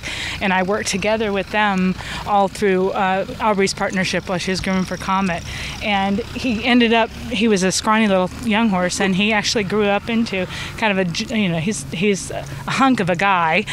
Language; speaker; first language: English; native; English